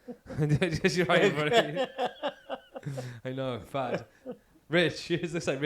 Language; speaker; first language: English; native; English